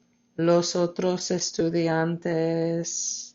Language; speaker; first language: Spanish; non-native, fluent; English